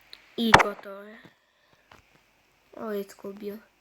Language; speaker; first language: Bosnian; early bilingual, heritage; Bosnian